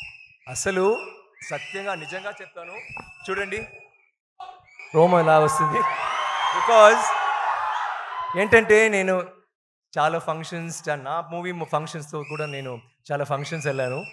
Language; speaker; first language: Telugu; non-native, learner; Tamil